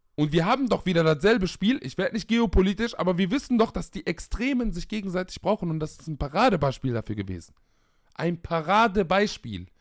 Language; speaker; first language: German; early bilingual, other home language; Arabic